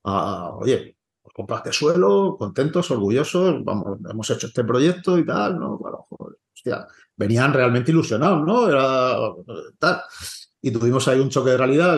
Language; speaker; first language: Spanish; native; Spanish